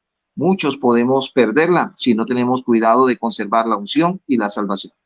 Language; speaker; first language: Spanish; native; Spanish